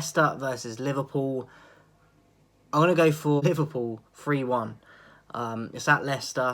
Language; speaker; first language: English; native; English